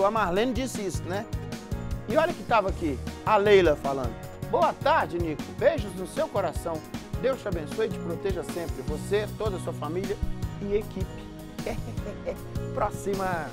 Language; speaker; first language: Portuguese; native; Portuguese